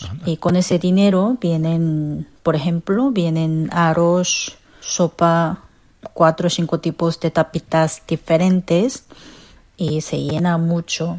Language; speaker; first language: Spanish; non-native, fluent; Korean